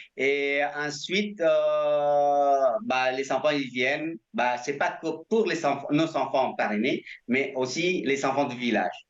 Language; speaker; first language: French; non-native, fluent; Indonesian